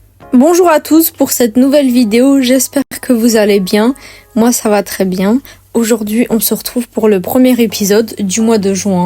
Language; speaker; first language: French; native; French